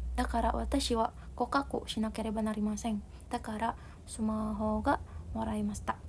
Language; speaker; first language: Japanese; non-native, learner; Indonesian